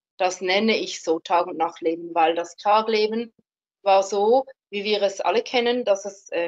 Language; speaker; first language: German; non-native, local second language; French